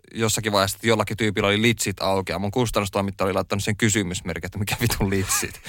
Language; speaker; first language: Finnish; native; Finnish